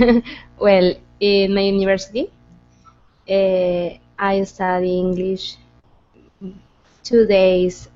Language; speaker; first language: English; non-native, learner; Spanish